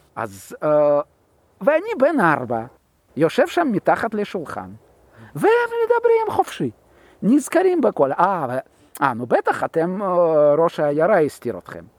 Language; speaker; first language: Hebrew; non-native, fluent; Russian